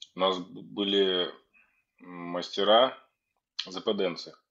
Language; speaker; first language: Russian; native; Russian